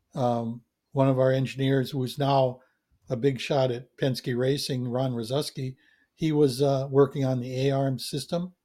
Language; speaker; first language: English; native; English